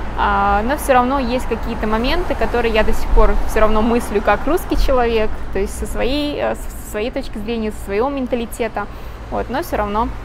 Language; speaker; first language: Russian; native; Russian